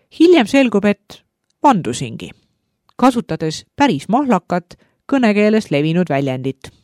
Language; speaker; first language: Estonian; native; Estonian